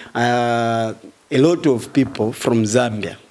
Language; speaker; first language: English; non-native, local second language; Swahili